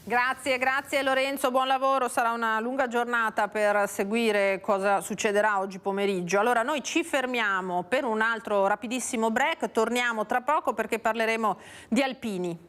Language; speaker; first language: Italian; native; Italian